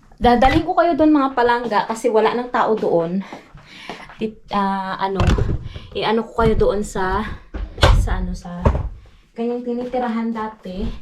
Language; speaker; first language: Filipino; non-native, local second language; Hiligaynon